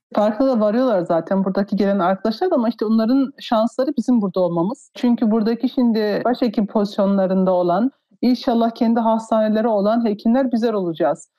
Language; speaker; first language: Turkish; early bilingual, heritage; Turkish